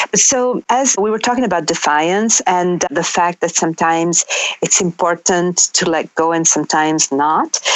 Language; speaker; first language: English; non-native, fluent; Italian